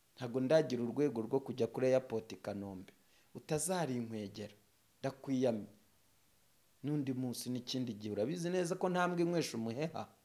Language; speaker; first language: Kinyarwanda; native; Kinyarwanda